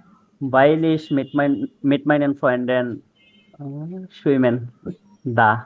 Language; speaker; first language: German; non-native, learner; Bangla